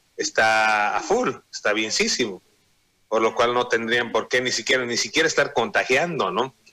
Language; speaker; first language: Spanish; native; Spanish